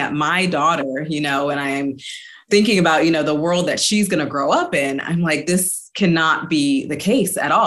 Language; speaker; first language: English; native; English